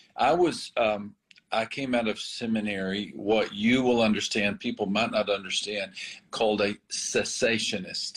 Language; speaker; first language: English; native; English